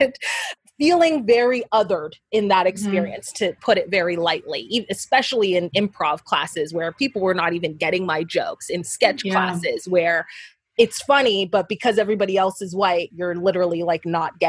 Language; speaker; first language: English; native; English